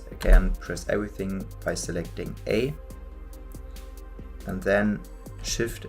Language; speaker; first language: English; non-native, fluent; German